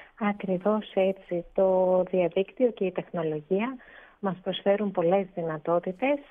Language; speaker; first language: Greek; early bilingual, other home language; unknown